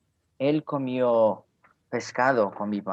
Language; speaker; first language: Spanish; non-native, learner; Portuguese